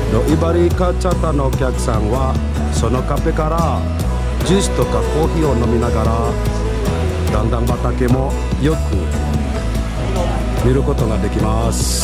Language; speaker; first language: Japanese; non-native, fluent; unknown